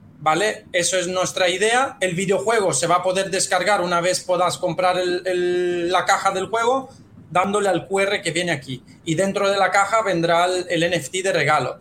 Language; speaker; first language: Spanish; non-native, fluent; Romanian